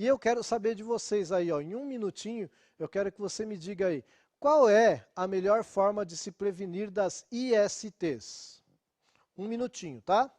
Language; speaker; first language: Portuguese; native; Portuguese